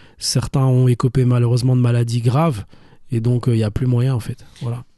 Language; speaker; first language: French; native; French